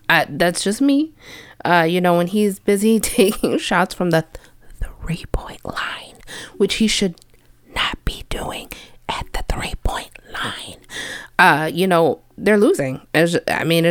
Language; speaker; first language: English; native; English